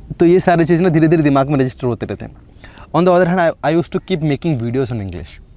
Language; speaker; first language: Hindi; non-native, local second language; Odia